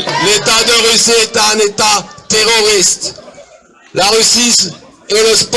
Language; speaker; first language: French; non-native, fluent; Ukrainian